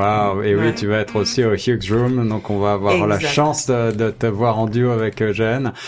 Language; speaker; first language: French; native; French